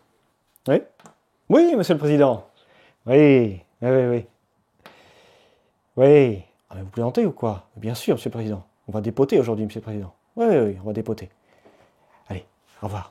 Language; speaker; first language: French; native; French